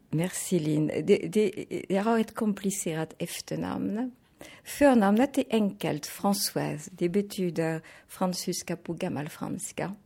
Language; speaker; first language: Swedish; non-native, fluent; French